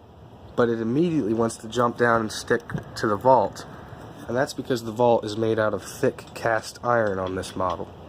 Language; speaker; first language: English; native; English